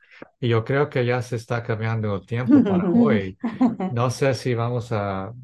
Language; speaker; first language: Spanish; early bilingual, heritage; English